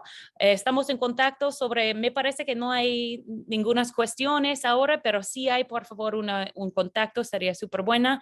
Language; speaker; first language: Spanish; non-native, fluent; English